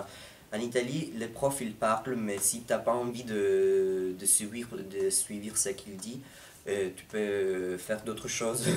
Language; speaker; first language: French; non-native, fluent; Italian